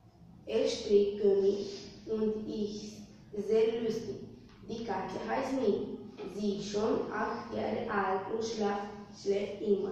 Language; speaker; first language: German; non-native, learner; Romanian